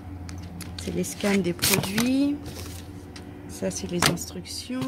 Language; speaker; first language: French; native; French